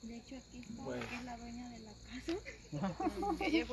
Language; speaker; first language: Spanish; native; Spanish